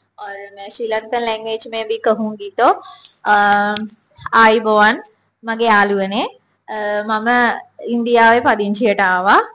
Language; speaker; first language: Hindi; non-native, learner; Sinhala